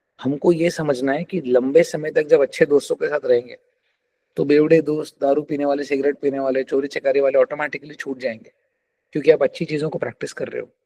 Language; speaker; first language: Hindi; non-native, local second language; Telugu